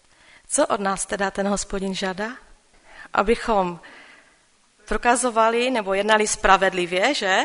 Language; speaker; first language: Czech; non-native, local second language; Polish